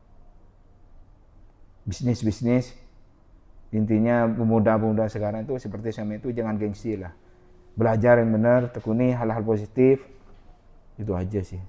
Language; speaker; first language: Indonesian; non-native, local second language; Madurese